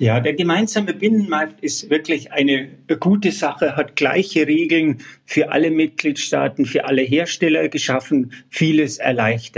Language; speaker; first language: German; native; German